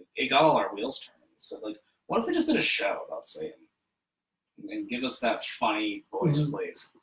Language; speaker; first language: English; native; English